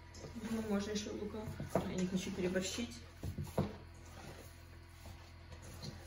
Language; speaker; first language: Russian; early bilingual, heritage; Russian